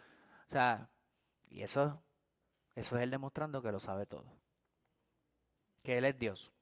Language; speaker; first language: Spanish; native; Spanish